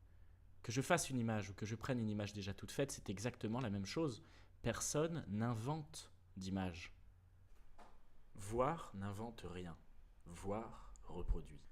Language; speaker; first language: French; native; French